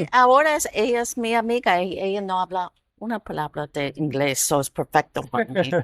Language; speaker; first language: Spanish; non-native, learner; English